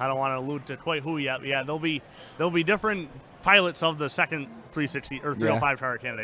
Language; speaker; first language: English; native; English